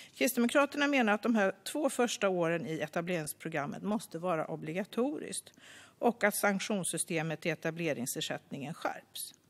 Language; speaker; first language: Swedish; native; Swedish